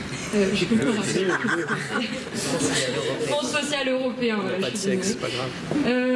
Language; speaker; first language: French; native; French